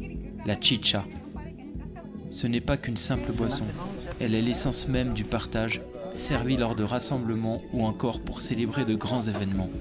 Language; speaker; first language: French; native; French